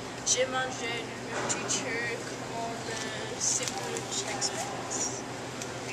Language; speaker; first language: French; non-native, learner; English